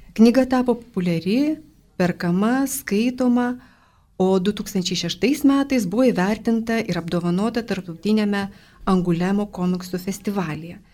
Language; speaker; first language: Lithuanian; native; Lithuanian